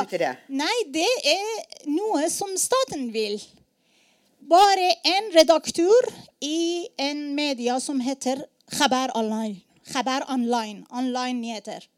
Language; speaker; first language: Norwegian; non-native, learner; Persian